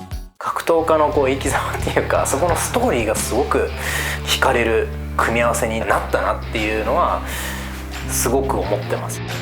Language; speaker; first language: Japanese; native; Japanese